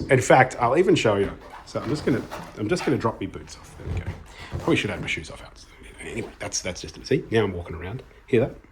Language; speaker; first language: English; native; English